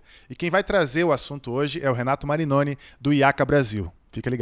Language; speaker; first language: Portuguese; native; Portuguese